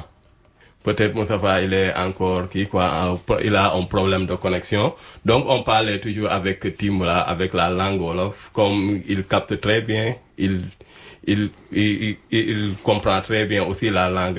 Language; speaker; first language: French; non-native, local second language; Wolof